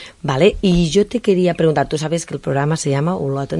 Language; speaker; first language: Spanish; native; Spanish